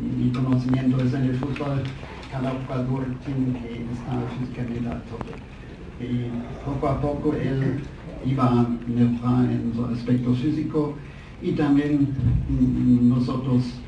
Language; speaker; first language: Spanish; non-native, fluent; German